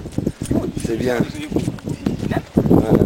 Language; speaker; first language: French; native; French